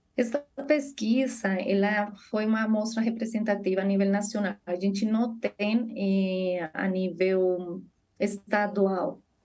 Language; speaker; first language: Portuguese; non-native, fluent; Spanish